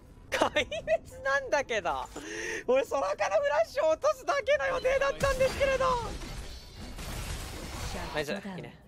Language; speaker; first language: Japanese; native; Japanese